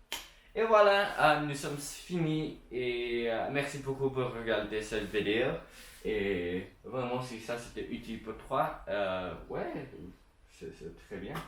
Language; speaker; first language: French; non-native, learner; Chinese